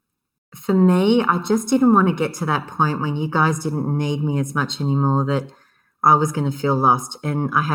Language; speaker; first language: English; native; English